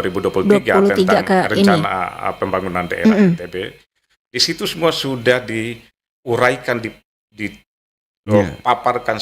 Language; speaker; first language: Indonesian; native; Indonesian